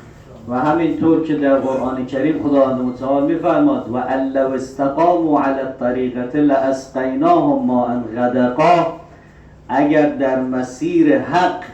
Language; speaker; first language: Persian; native; Persian